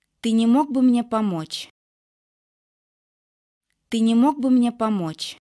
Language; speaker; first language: Russian; non-native, local second language; Uzbek